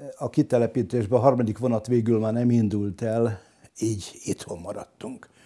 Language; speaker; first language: Hungarian; non-native, local second language; German